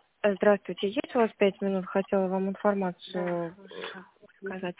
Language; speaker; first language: Russian; native; Russian